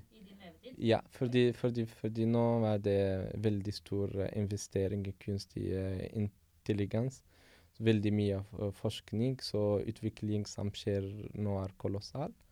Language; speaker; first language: Norwegian; non-native, fluent; Arabic